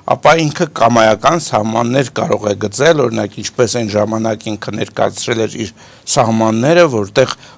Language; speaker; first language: Armenian; native; Armenian